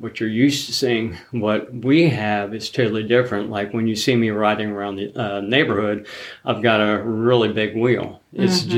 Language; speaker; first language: English; native; English